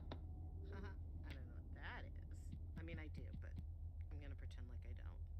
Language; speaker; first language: English; native; English